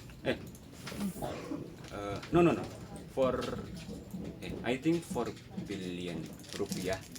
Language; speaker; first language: English; non-native, learner; Indonesian